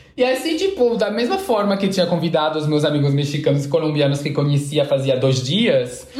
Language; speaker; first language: Portuguese; non-native, fluent; French